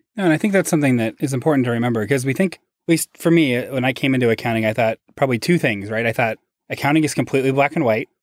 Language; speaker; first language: English; native; English